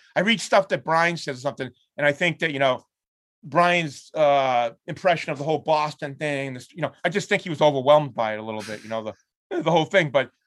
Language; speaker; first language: English; native; English